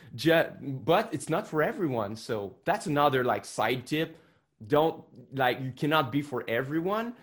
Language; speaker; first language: English; non-native, fluent; French